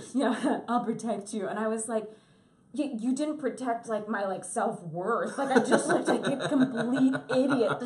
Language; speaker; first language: English; native; English